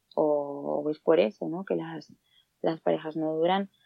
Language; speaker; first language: Spanish; native; Spanish